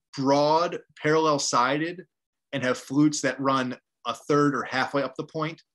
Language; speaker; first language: English; native; English